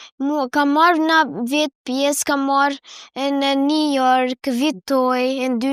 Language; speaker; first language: Albanian; early bilingual, heritage; Albanian